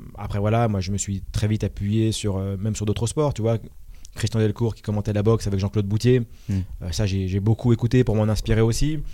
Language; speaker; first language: French; native; French